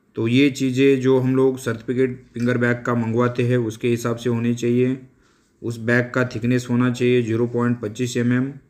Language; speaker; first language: Hindi; non-native, local second language; Marathi